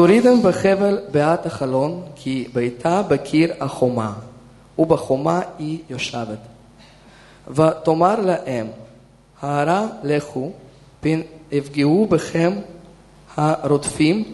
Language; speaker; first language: Hebrew; non-native, fluent; Russian